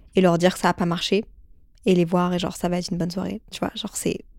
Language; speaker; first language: French; native; French